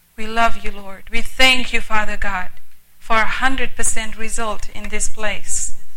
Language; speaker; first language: English; early bilingual, heritage; English